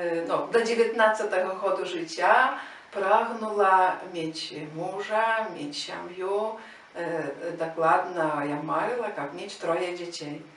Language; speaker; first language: Polish; non-native, learner; Ukrainian